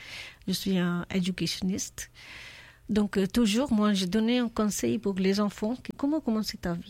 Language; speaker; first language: French; non-native, learner; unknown